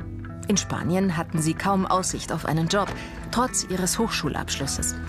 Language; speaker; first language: German; native; German